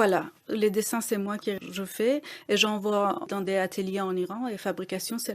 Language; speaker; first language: French; non-native, fluent; Persian